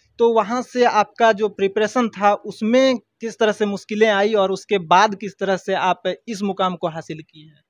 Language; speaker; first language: Hindi; native; Hindi